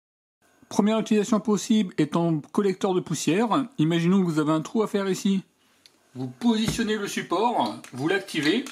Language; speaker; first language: French; native; French